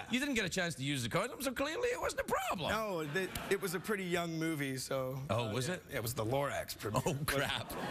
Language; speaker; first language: English; native; English